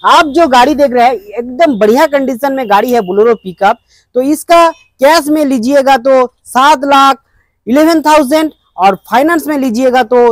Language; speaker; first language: Hindi; non-native, local second language; Bangla